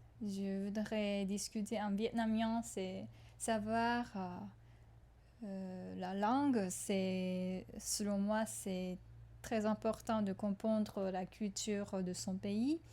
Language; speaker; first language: French; non-native, fluent; Japanese